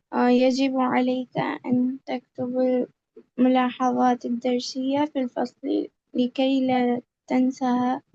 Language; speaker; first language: Arabic; non-native, learner; Urdu